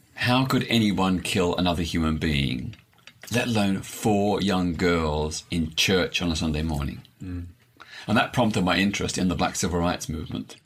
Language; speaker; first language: English; native; English